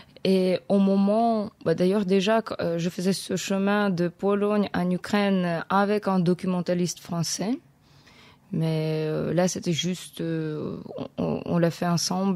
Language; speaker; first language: French; non-native, fluent; Ukrainian